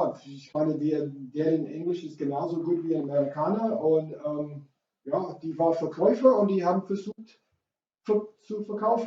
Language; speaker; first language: German; non-native, fluent; English